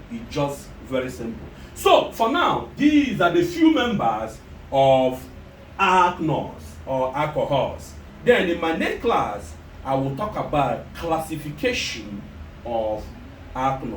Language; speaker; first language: English; non-native, local second language; Igbo